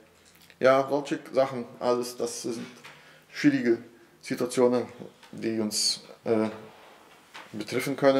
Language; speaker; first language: German; non-native, fluent; Portuguese